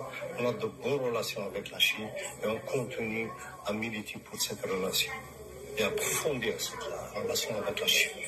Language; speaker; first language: French; non-native, local second language; Arabic